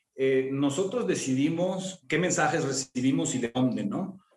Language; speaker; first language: Spanish; native; Spanish